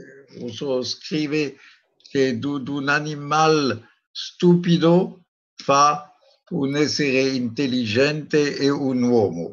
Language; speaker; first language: Italian; non-native, fluent; French